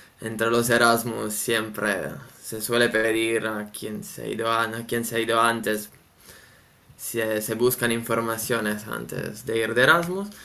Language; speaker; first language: Spanish; non-native, fluent; Italian